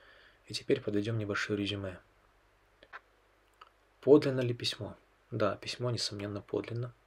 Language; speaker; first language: Russian; native; Russian